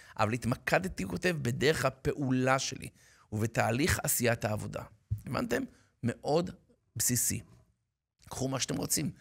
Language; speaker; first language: Hebrew; native; Hebrew